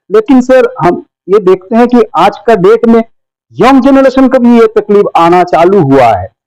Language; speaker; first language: Hindi; non-native, local second language; Bangla